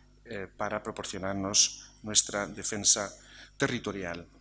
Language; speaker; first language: Spanish; native; Spanish